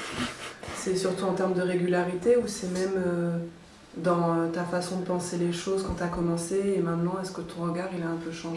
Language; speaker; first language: French; native; French